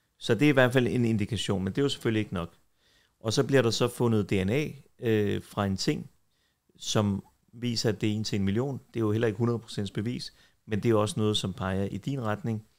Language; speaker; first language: Danish; early bilingual, other home language; Kurdish